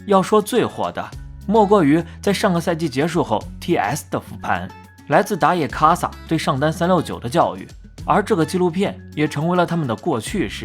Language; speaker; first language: Chinese; native; Chinese